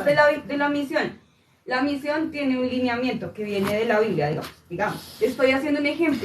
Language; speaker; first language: Spanish; native; Spanish